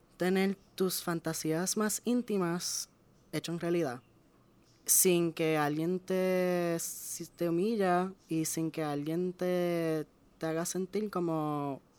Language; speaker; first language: Spanish; native; Spanish